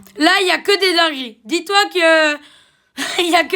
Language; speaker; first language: French; native; French